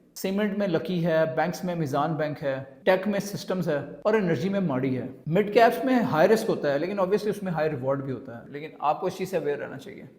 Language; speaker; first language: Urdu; native; Urdu